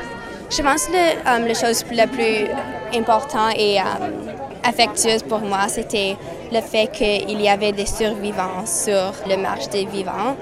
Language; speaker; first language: French; non-native, learner; English